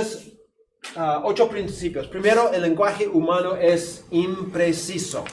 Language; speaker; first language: Spanish; non-native, fluent; English